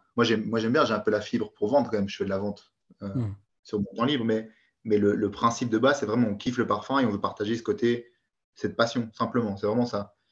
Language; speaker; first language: French; native; French